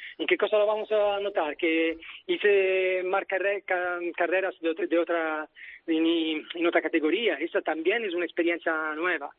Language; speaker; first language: Spanish; non-native, fluent; Italian